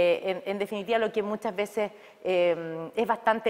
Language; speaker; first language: Spanish; native; Spanish